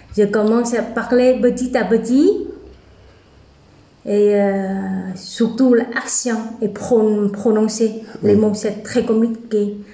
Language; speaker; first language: French; non-native, learner; Vietnamese